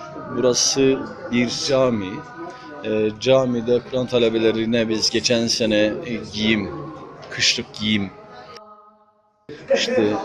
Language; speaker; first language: Turkish; native; Turkish